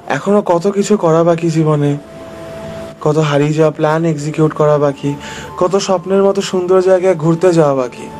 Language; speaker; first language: Bangla; native; Bangla